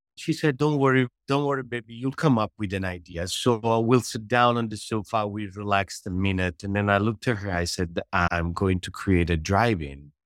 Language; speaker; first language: English; non-native, fluent; Italian